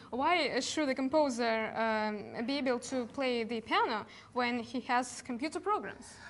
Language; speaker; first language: English; non-native, fluent; Russian